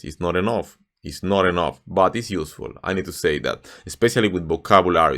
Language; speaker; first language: English; non-native, fluent; Spanish